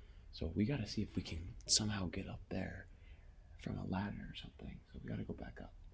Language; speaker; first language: English; native; English